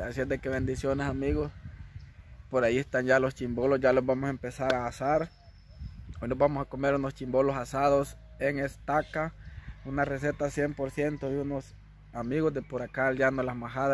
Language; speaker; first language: Spanish; native; Spanish